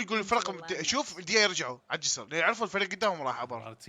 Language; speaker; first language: Arabic; native; Arabic